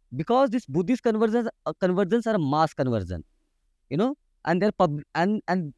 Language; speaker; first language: English; non-native, local second language; Marathi